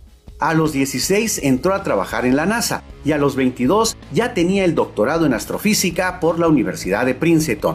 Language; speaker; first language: Spanish; native; Spanish